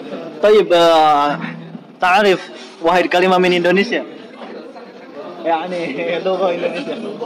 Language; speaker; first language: Arabic; non-native, learner; Indonesian